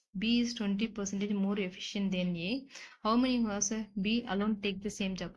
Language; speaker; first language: English; non-native, local second language; Tamil